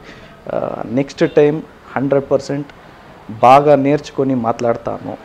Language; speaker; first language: Telugu; non-native, learner; Kannada